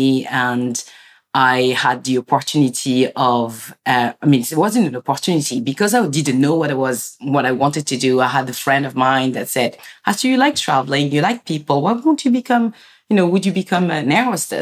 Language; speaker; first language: English; non-native, fluent; French